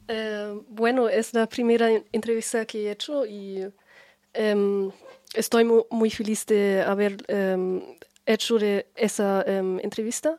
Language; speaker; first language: Spanish; non-native, fluent; German